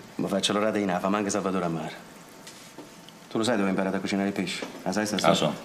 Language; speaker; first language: Italian; native; Italian